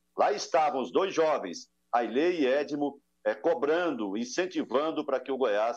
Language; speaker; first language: Portuguese; native; Portuguese